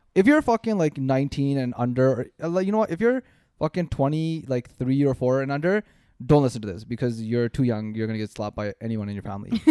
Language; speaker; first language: English; native; English